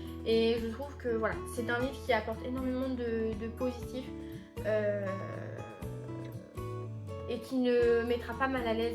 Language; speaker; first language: French; native; French